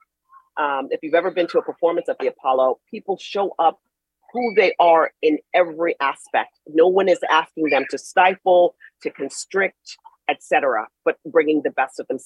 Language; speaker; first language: English; native; English